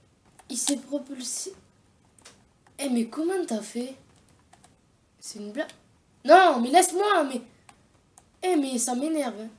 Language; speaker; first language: French; native; French